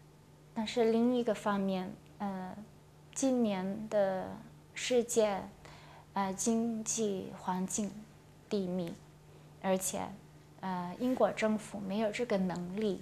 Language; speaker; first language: Chinese; non-native, local second language; Cantonese